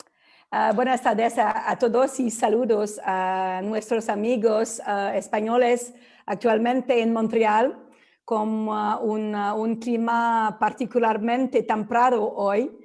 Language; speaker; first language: Spanish; non-native, fluent; French